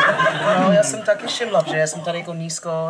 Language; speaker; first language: Czech; non-native, fluent; English